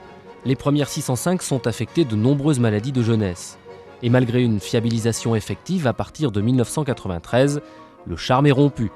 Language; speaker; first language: French; native; French